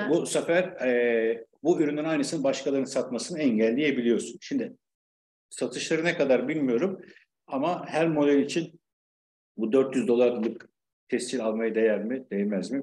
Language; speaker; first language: Turkish; native; Turkish